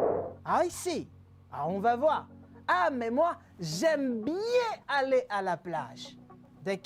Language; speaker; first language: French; non-native, fluent; Spanish